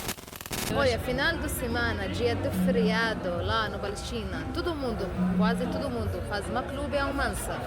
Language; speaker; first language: Portuguese; non-native, learner; Arabic